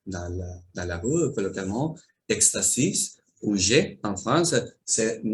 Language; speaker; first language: French; non-native, learner; Spanish